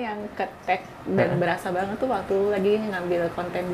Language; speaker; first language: Indonesian; native; Indonesian